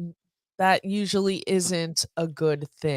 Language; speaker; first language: English; native; English